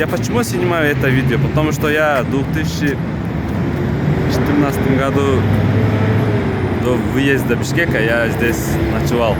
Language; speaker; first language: Russian; non-native, local second language; Kyrgyz